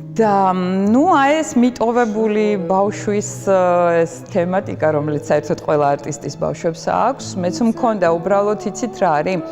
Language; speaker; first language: Georgian; early bilingual, heritage; Georgian